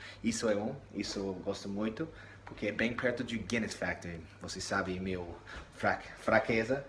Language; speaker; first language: Portuguese; non-native, learner; English